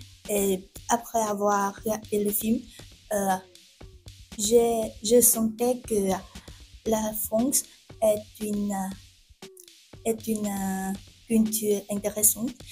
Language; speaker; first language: French; non-native, fluent; Vietnamese